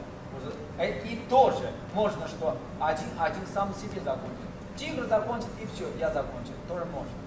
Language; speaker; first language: Russian; non-native, learner; Chinese